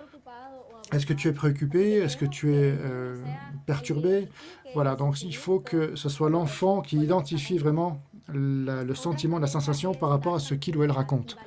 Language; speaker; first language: French; native; French